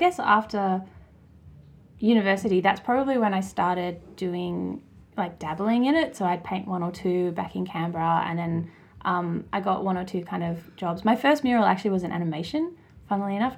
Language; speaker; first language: English; native; English